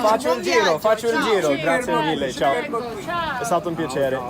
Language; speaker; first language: Italian; non-native, fluent; English